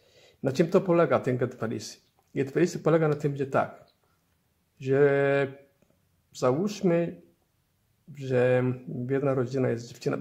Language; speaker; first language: Polish; non-native, fluent; Somali